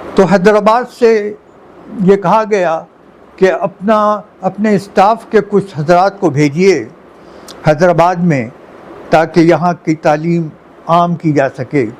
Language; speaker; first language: Urdu; native; Urdu